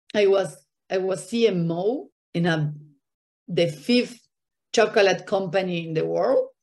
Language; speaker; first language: English; non-native, fluent; Spanish